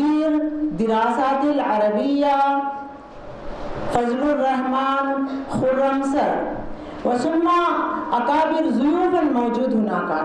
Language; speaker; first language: Arabic; non-native, learner; Urdu